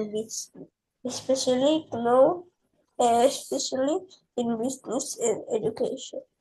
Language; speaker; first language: English; non-native, learner; Indonesian